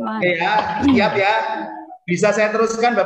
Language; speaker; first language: Indonesian; native; Indonesian